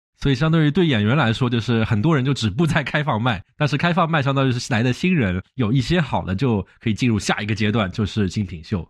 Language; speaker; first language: Chinese; native; Chinese